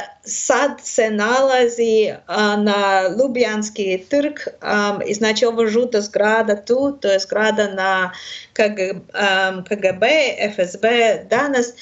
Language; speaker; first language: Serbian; non-native, learner; Russian